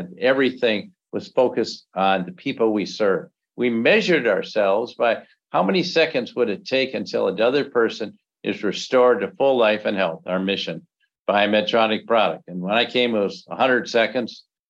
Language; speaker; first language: English; native; English